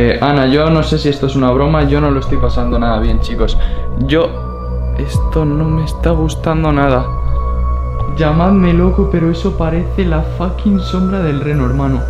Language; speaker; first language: Spanish; native; Spanish